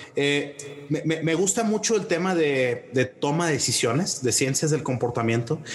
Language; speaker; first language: Spanish; native; Spanish